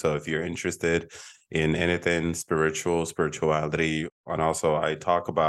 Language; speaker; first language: English; non-native, local second language; Igbo